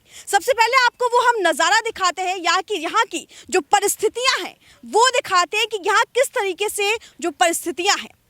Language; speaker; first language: Hindi; native; Hindi